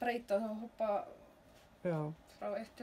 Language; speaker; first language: Icelandic; non-native, learner; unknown